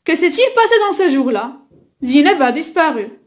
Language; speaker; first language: French; non-native, local second language; Arabic